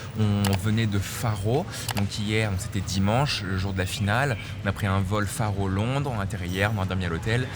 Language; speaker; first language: French; native; French